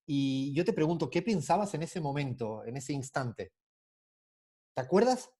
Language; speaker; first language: Spanish; native; Spanish